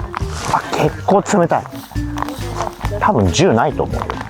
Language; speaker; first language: Japanese; native; Japanese